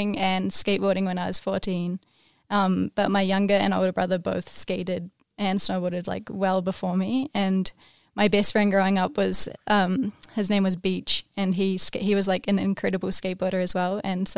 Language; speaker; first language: English; native; English